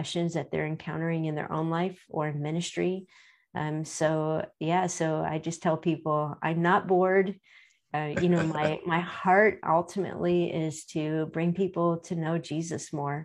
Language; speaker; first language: English; native; English